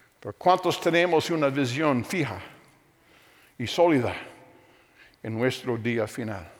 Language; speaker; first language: Spanish; non-native, fluent; English